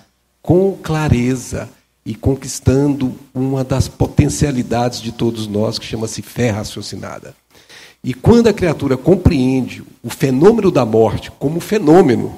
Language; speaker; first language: Portuguese; native; Portuguese